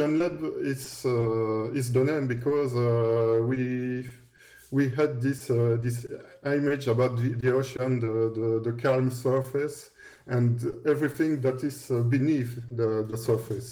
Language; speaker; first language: English; non-native, fluent; French